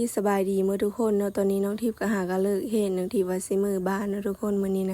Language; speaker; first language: Thai; non-native, local second language; Northeastern Thai